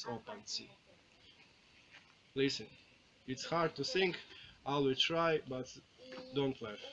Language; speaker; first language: English; non-native, learner; Croatian